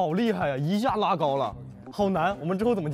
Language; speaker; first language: Chinese; native; Chinese